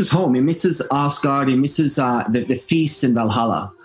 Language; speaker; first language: English; non-native, fluent; Norwegian